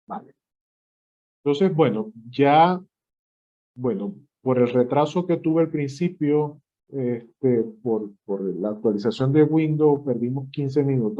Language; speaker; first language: Spanish; native; Spanish